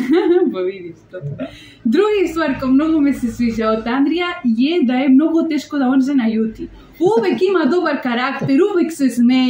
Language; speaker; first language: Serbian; non-native, learner; Spanish